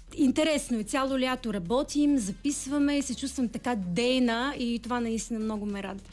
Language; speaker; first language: Bulgarian; early bilingual, heritage; Bulgarian